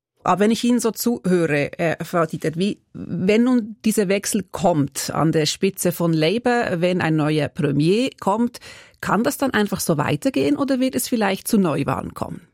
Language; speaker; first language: German; native; German